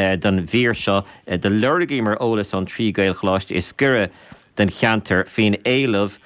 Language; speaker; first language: Irish; native; Irish